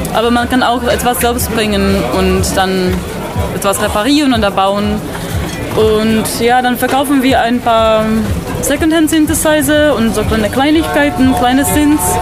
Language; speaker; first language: German; non-native, fluent; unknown